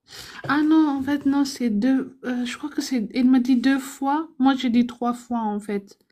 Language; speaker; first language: French; non-native, fluent; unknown